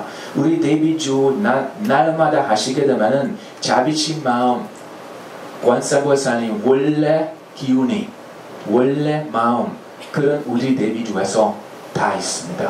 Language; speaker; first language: Korean; non-native, fluent; Hungarian